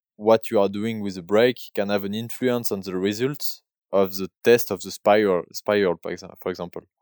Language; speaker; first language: English; non-native, learner; French